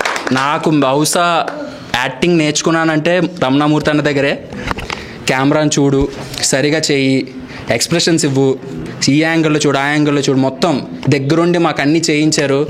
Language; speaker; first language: Telugu; native; Telugu